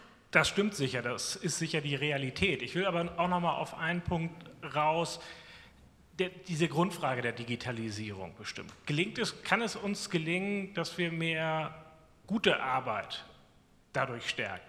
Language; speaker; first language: German; native; German